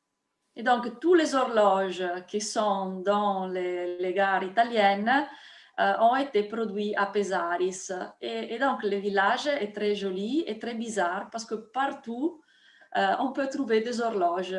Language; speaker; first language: French; non-native, fluent; Italian